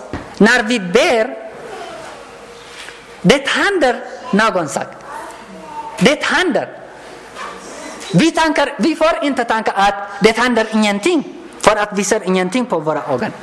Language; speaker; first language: Swedish; non-native, learner; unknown